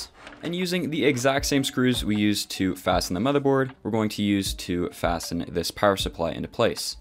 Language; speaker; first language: English; native; English